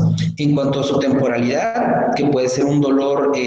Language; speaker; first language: Spanish; native; Spanish